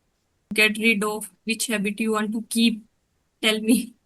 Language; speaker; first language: English; non-native, learner; Hindi